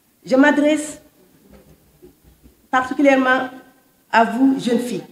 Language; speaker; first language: French; non-native, local second language; Wolof